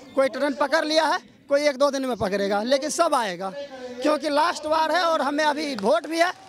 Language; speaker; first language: Hindi; native; Hindi